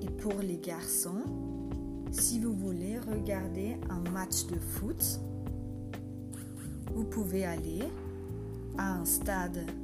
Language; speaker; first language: French; non-native, fluent; German